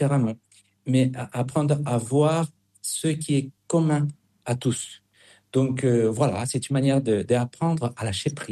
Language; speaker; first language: French; non-native, fluent; Spanish